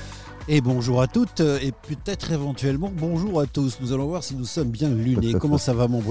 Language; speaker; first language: French; native; French